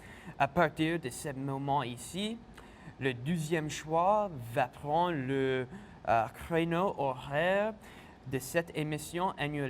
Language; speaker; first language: French; non-native, local second language; English